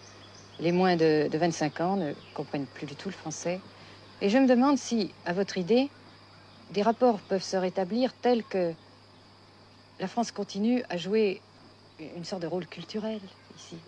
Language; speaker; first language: French; native; French